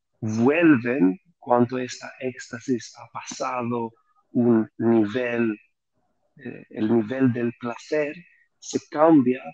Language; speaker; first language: Spanish; non-native, fluent; Greek